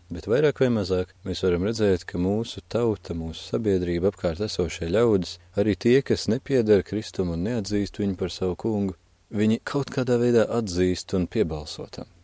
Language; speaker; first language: Latvian; native; Latvian